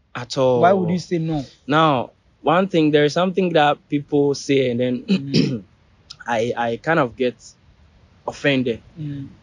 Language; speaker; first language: English; non-native, local second language; Ewe